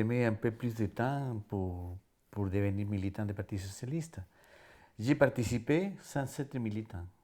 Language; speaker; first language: French; non-native, fluent; Spanish